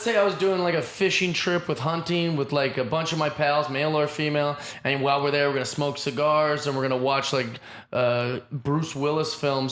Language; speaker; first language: English; native; English